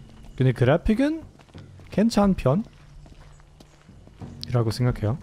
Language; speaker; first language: Korean; non-native, learner; German